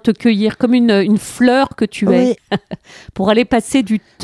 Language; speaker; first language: French; native; French